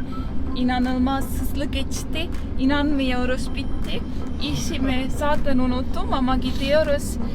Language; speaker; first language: Turkish; non-native, learner; Estonian